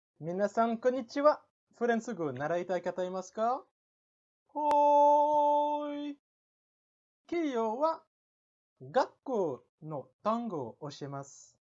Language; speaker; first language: Japanese; non-native, fluent; French